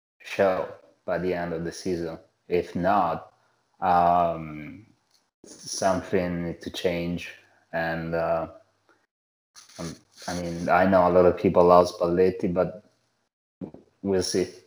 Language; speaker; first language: English; non-native, fluent; Italian